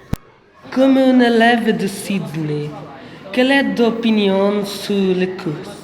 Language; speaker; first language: French; non-native, learner; Portuguese